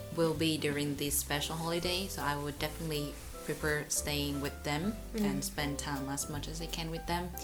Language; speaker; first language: English; non-native, fluent; Vietnamese